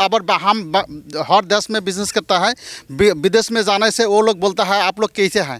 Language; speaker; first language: Hindi; non-native, local second language; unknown